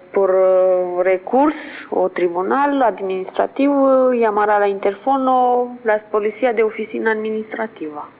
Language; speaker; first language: French; non-native, learner; Romanian